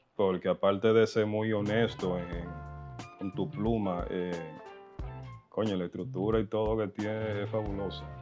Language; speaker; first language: Spanish; early bilingual, heritage; Spanish